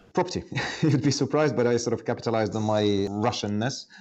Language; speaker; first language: English; non-native, fluent; Estonian